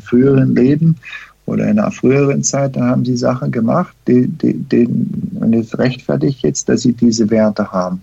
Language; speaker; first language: German; early bilingual, heritage; German